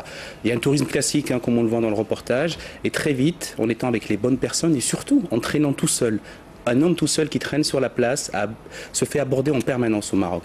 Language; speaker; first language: French; native; French